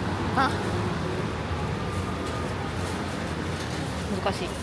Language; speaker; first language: Japanese; native; Japanese